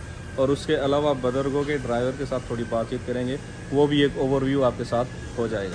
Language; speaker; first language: Hindi; native; Hindi